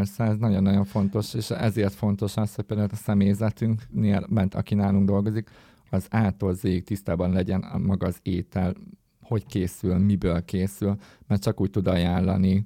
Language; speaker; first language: Hungarian; native; Hungarian